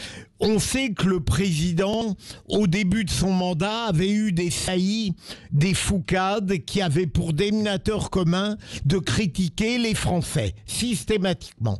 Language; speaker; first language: French; native; French